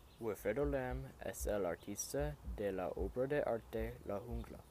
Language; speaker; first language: Spanish; non-native, learner; English